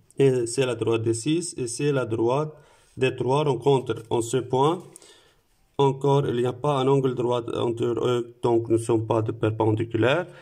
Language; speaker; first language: French; non-native, local second language; Arabic